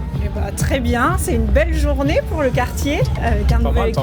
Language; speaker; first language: French; native; French